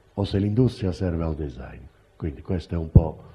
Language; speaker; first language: Italian; native; Italian